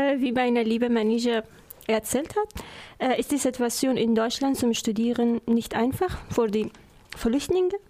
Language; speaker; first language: German; non-native, learner; Persian